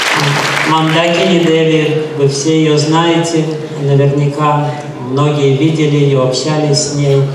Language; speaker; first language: Russian; native; Russian